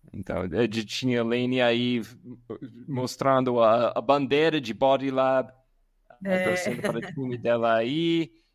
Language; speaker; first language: Portuguese; non-native, fluent; English